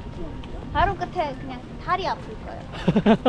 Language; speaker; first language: Korean; non-native, fluent; Armenian